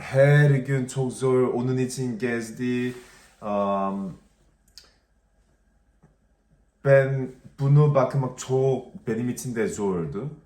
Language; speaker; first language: Turkish; non-native, learner; Korean